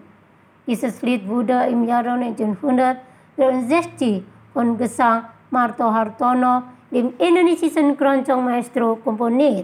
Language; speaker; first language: German; non-native, fluent; Indonesian